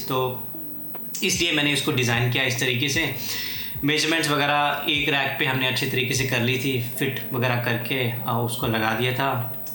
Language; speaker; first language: Hindi; native; Hindi